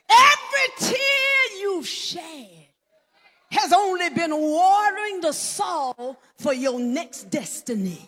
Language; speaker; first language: English; native; English